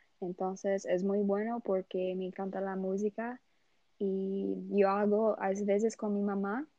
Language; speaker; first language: Spanish; non-native, learner; Portuguese